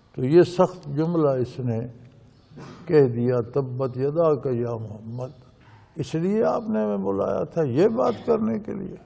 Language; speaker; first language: Urdu; non-native, local second language; Punjabi